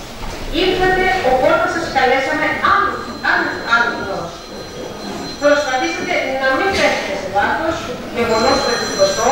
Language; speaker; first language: Greek; native; Greek